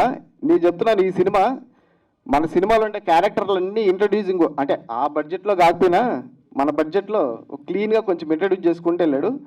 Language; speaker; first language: Telugu; native; Telugu